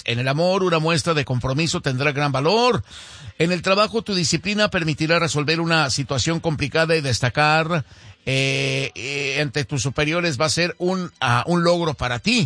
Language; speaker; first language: Spanish; native; Spanish